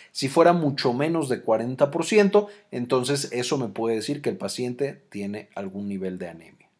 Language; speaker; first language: Spanish; native; Spanish